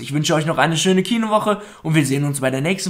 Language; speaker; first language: German; native; German